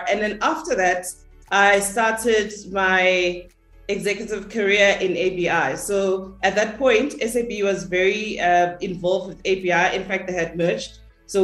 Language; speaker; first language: English; non-native, local second language; Zulu